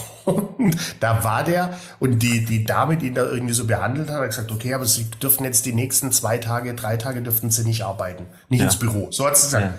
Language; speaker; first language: German; native; German